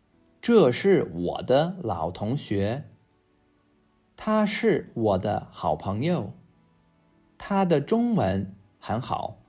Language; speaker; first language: Chinese; non-native, fluent; English